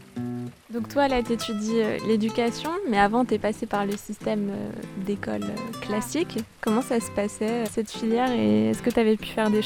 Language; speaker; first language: French; native; French